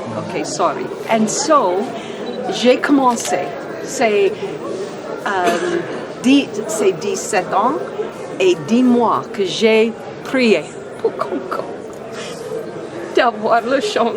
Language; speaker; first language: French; non-native, learner; English